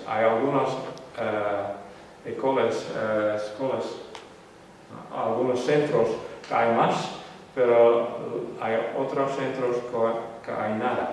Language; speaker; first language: Spanish; non-native, fluent; Western Frisian